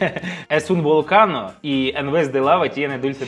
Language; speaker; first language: Spanish; non-native, fluent; Russian